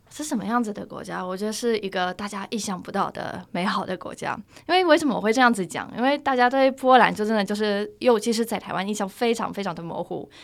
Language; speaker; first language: Chinese; non-native, fluent; Polish